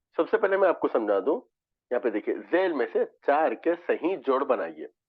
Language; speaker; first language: Urdu; native; Urdu